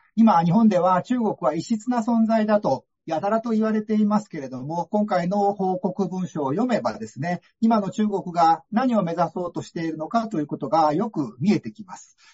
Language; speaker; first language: Japanese; non-native, fluent; Chinese